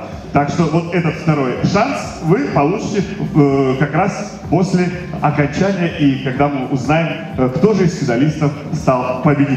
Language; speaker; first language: Russian; native; Russian